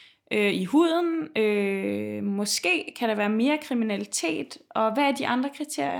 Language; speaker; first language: Danish; native; Danish